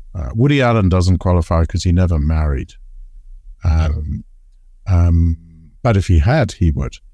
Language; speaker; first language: English; native; English